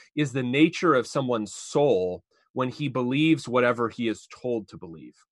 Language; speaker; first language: English; native; English